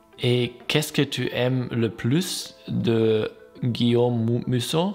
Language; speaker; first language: French; non-native, learner; German